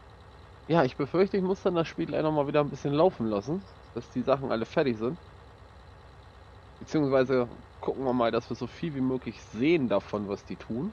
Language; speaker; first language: German; native; German